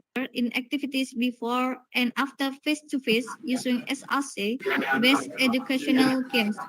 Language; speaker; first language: English; non-native, learner; Indonesian